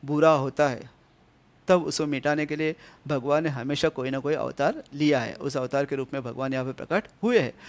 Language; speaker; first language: Hindi; non-native, local second language; Marathi